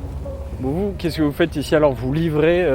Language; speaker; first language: French; native; French